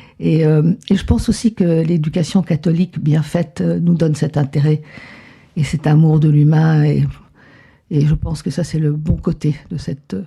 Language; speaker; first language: French; non-native, fluent; Spanish